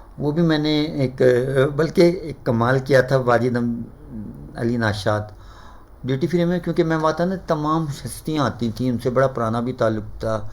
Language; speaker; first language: Urdu; native; Urdu